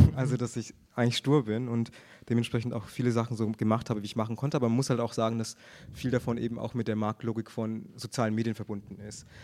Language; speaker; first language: German; early bilingual, other home language; Tamil